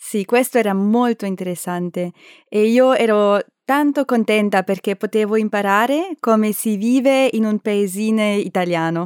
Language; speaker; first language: Italian; non-native, learner; German